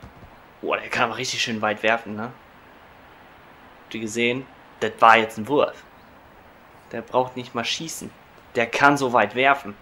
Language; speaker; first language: German; native; German